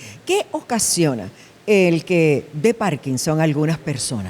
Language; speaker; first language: Spanish; native; Spanish